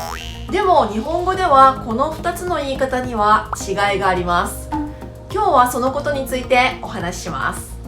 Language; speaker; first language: Japanese; native; Japanese